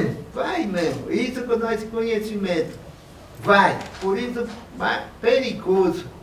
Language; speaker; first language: Portuguese; non-native, local second language; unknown